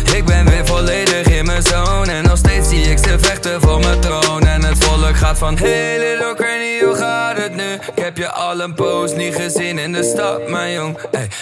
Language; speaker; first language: French; non-native, fluent; Dutch